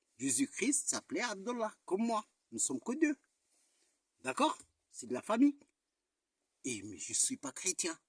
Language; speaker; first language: French; non-native, local second language; Arabic